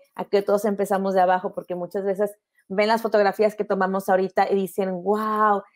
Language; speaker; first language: Spanish; native; Spanish